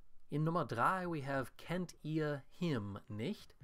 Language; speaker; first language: German; non-native, fluent; English